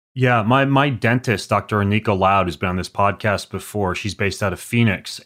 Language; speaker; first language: English; native; English